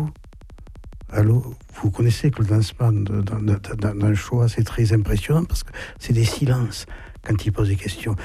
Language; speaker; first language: French; native; French